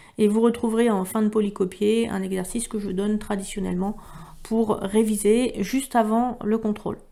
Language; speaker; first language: French; native; French